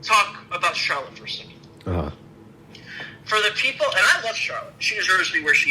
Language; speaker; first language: English; native; English